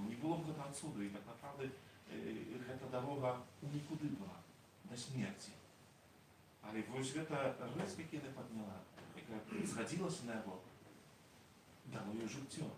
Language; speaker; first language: Polish; non-native, learner; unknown